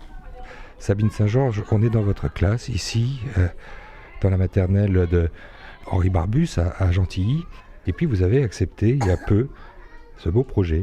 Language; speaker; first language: French; native; French